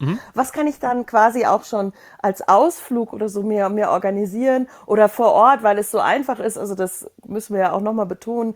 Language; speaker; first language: German; native; German